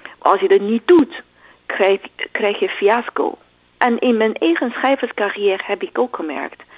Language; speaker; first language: Dutch; non-native, fluent; Chinese